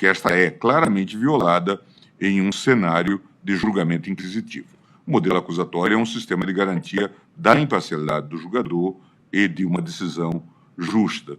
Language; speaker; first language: Portuguese; native; Portuguese